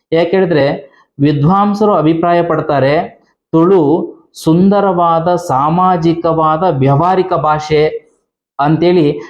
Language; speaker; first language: Kannada; native; Kannada